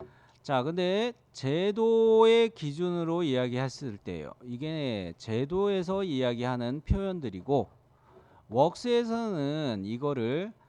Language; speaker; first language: Korean; native; Korean